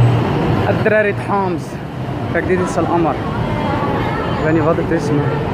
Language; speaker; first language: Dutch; early bilingual, other home language; Arabic